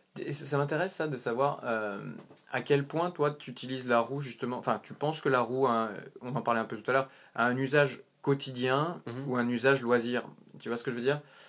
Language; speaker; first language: French; native; French